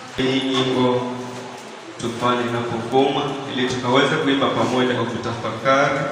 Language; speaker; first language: Swahili; non-native, local second language; Kamba